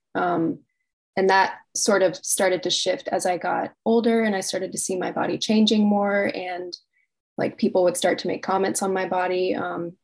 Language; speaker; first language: English; native; English